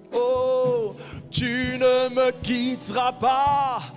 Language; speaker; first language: French; non-native, local second language; Lingala